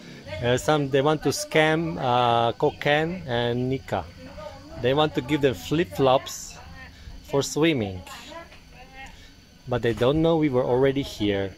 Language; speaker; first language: English; non-native, learner; Vietnamese